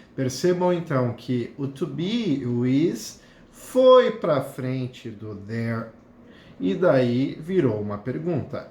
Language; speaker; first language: Portuguese; native; Portuguese